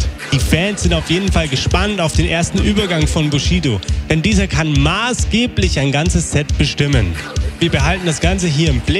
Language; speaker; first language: German; native; German